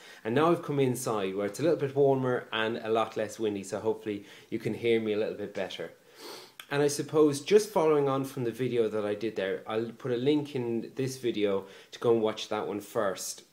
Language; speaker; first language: English; native; English